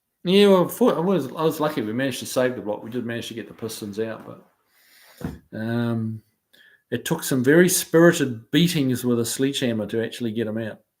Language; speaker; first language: English; native; English